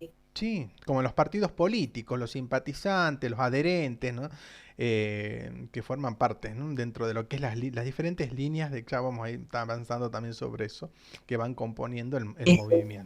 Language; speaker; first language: Spanish; native; Spanish